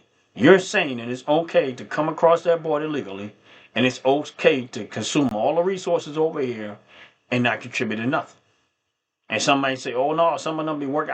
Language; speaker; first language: English; native; English